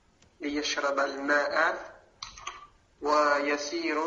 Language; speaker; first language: Arabic; non-native, learner; French